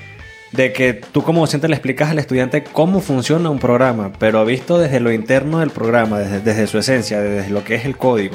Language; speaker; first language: Spanish; native; Spanish